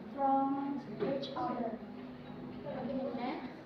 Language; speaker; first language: English; non-native, learner; Indonesian